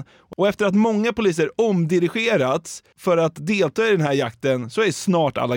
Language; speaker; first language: Swedish; native; Swedish